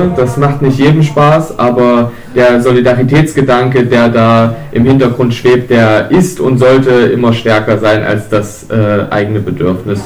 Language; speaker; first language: German; native; German